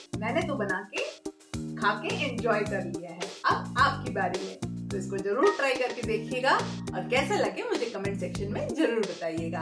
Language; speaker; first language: Hindi; non-native, local second language; Tamil